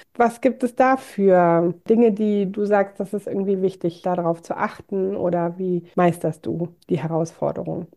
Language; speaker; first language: German; native; German